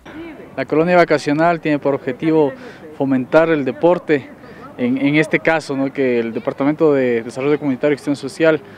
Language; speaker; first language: Spanish; native; Spanish